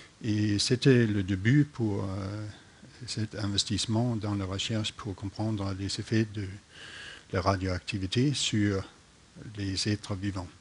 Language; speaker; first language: French; non-native, fluent; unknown